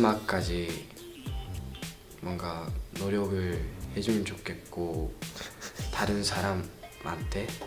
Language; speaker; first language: Korean; non-native, learner; Japanese